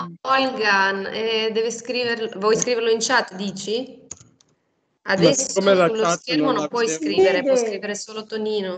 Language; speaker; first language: Italian; native; Italian